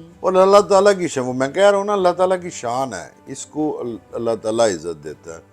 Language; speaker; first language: Urdu; non-native, local second language; Pahari-Potwari